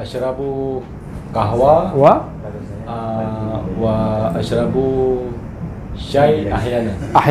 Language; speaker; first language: Arabic; non-native, learner; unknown